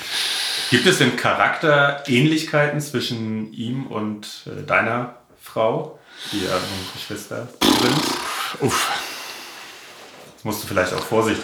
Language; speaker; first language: German; native; German